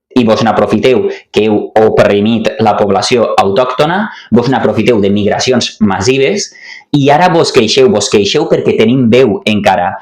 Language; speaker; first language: Catalan; native; Catalan